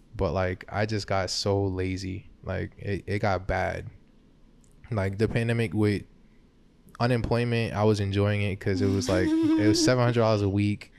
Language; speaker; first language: English; early bilingual, other home language; Haitian Creole